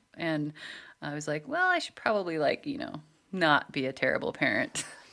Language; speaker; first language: English; native; English